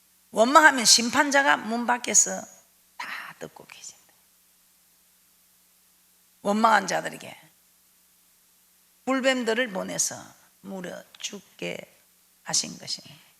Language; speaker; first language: Korean; native; Korean